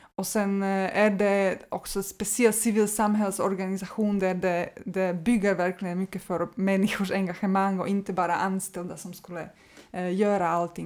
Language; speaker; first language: Swedish; non-native, fluent; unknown